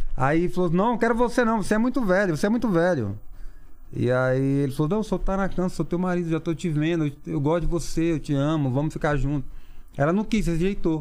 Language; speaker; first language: Portuguese; non-native, local second language; Kayapó